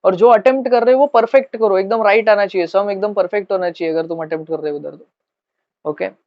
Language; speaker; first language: Hindi; non-native, local second language; Marathi